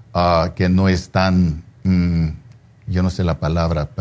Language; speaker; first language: Spanish; non-native, fluent; English